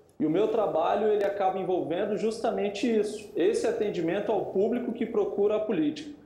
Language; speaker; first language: Portuguese; native; Portuguese